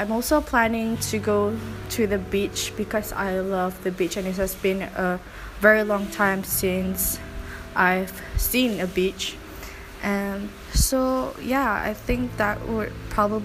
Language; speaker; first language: English; non-native, local second language; Malay